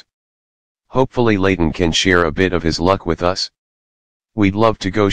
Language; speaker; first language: English; native; English